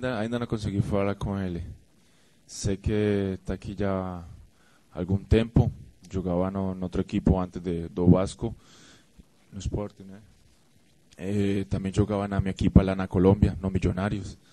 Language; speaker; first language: Portuguese; non-native, fluent; Spanish